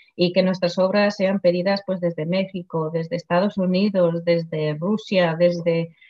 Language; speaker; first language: Spanish; non-native, local second language; Galician